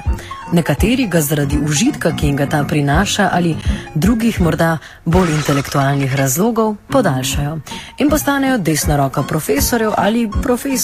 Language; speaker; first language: Slovenian; native; Slovenian